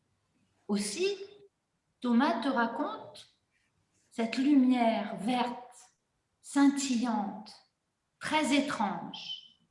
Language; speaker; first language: French; native; French